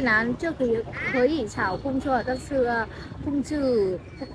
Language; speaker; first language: Chinese; non-native, learner; Vietnamese